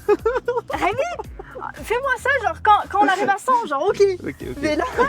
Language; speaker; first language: French; native; French